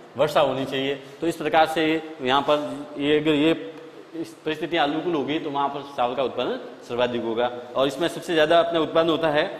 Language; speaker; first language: Hindi; native; Hindi